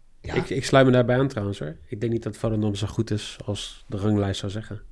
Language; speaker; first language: Dutch; native; Dutch